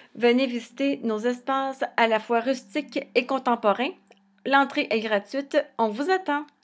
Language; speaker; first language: French; native; French